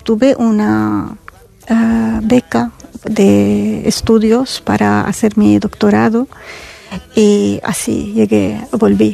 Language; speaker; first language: Spanish; non-native, fluent; Arabic